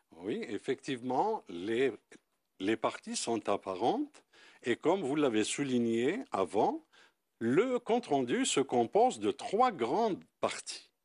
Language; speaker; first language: French; non-native, local second language; Arabic